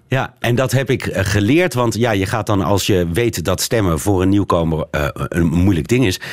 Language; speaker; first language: Dutch; native; Dutch